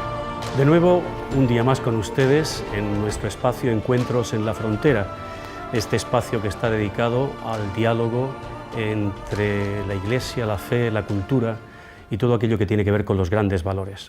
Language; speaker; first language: Spanish; native; Spanish